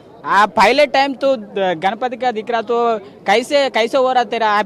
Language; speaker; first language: Hindi; non-native, local second language; Telugu